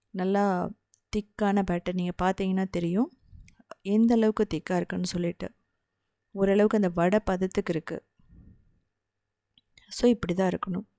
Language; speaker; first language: Tamil; native; Tamil